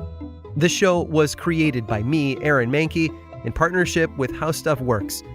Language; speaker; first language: English; native; English